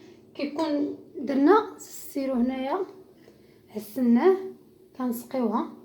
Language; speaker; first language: Arabic; native; Arabic